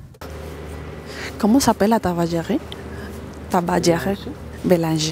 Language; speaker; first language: French; non-native, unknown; Spanish